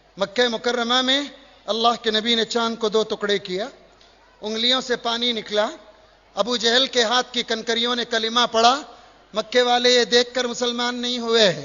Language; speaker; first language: Urdu; native; Urdu